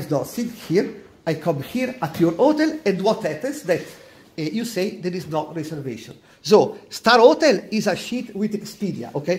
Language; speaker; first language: English; non-native, learner; Italian